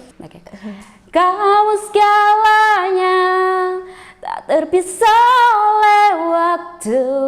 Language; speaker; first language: Indonesian; native; Indonesian